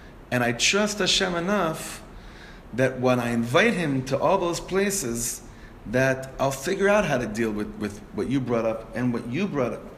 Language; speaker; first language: English; native; English